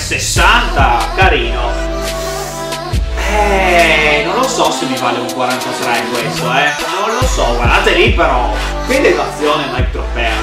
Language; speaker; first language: Italian; native; Italian